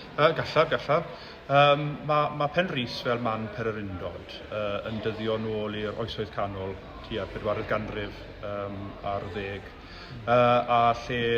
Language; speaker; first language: Welsh; native; Welsh